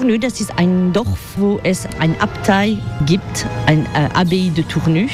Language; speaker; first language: German; non-native, fluent; French